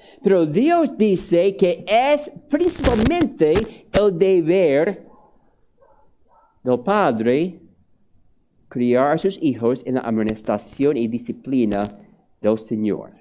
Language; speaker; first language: Spanish; non-native, fluent; English